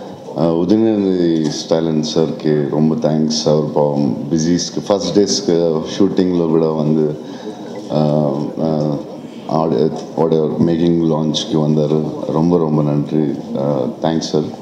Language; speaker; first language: Tamil; non-native, local second language; Telugu